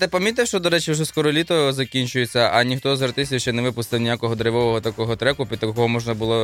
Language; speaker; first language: Ukrainian; non-native, local second language; Russian